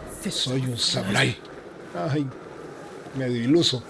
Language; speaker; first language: Spanish; native; Spanish